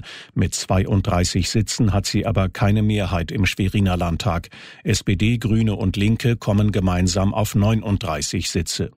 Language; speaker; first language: German; native; German